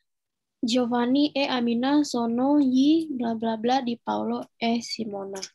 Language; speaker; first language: Italian; non-native, learner; Indonesian